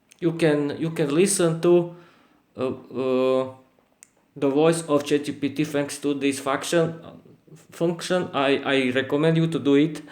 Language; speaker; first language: English; non-native, learner; Slovak